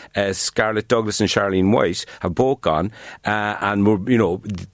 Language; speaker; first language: English; native; English